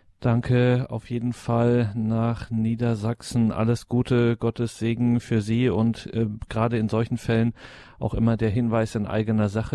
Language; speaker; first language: German; native; German